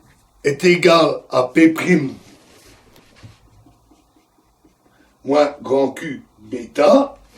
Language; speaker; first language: French; native; French